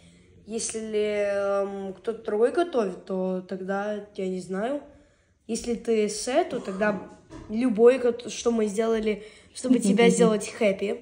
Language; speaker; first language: Russian; early bilingual, heritage; Russian